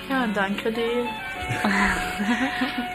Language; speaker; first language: German; non-native, learner; English